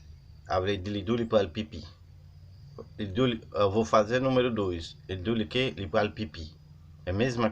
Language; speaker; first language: Portuguese; non-native, learner; Haitian Creole